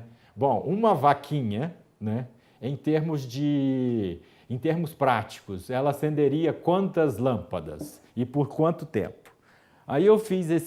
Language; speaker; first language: Portuguese; native; Portuguese